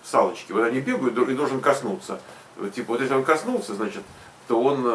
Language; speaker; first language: Russian; native; Russian